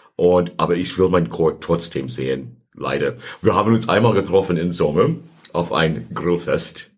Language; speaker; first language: German; non-native, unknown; English